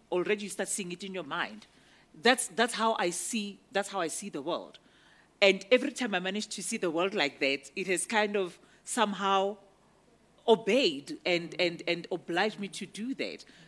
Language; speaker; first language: English; non-native, local second language; Northern Sotho